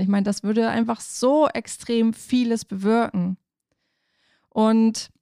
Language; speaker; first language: German; native; German